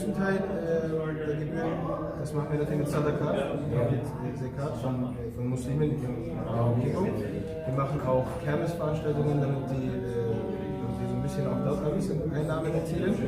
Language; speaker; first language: German; early bilingual, other home language; Turkish